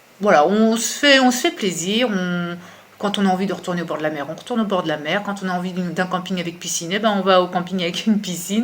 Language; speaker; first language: French; native; French